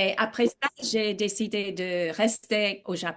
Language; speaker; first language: French; non-native, learner; English